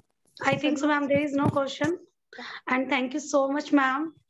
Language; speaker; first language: English; non-native, local second language; Hindi